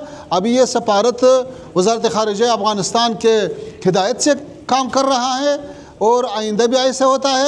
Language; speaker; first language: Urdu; non-native, learner; Pashto